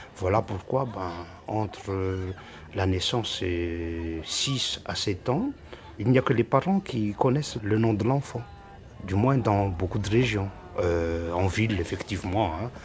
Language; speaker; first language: French; non-native, local second language; Malagasy